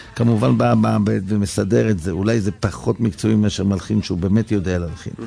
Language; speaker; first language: Hebrew; early bilingual, other home language; Yiddish